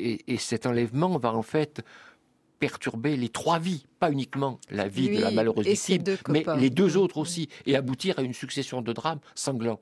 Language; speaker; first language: French; native; French